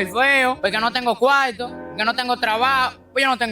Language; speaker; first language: Spanish; native; Spanish